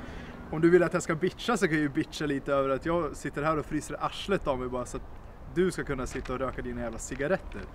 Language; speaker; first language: Swedish; native; Swedish